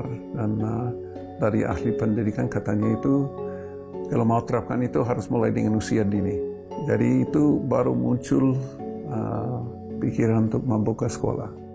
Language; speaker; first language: Indonesian; non-native, fluent; English